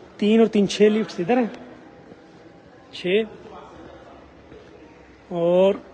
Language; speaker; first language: Urdu; non-native, local second language; Saraiki